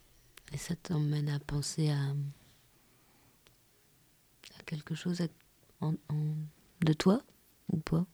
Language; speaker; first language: French; native; French